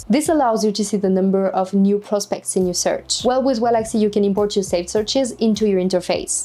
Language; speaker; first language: English; non-native, fluent; French